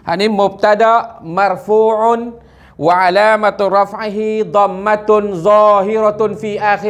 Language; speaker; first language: Arabic; non-native, fluent; Malay